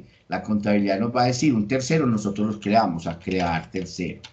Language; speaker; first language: Spanish; native; Spanish